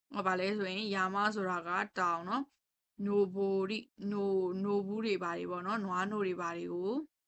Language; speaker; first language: Burmese; native; Burmese